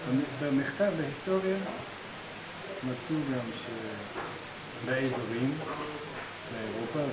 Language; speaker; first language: Hebrew; non-native, learner; English